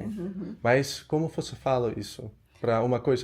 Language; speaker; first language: Portuguese; non-native, learner; English